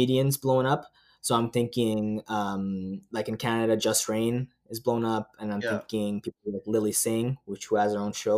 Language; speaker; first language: English; native; English